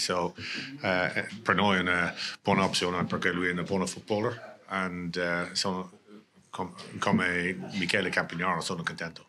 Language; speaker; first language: Italian; non-native, learner; English